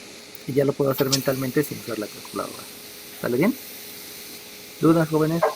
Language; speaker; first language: Spanish; native; Spanish